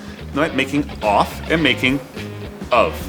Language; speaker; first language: Portuguese; non-native, fluent; English